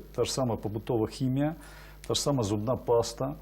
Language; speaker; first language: Ukrainian; native; Ukrainian